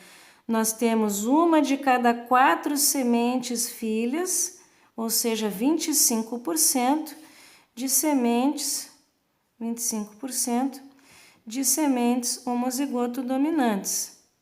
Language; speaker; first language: Portuguese; native; Portuguese